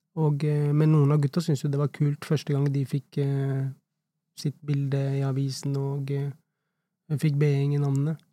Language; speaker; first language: Norwegian; early bilingual, other home language; Urdu